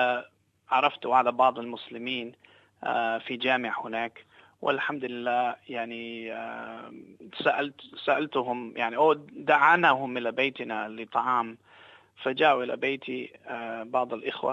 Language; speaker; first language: Arabic; non-native, fluent; English